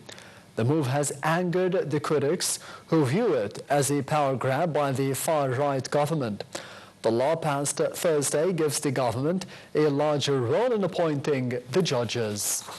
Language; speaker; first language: English; non-native, local second language; Arabic